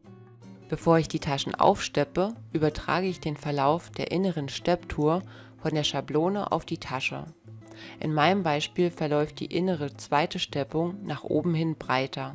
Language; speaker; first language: German; native; German